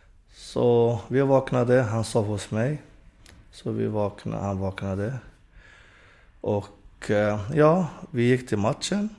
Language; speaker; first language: Swedish; non-native, fluent; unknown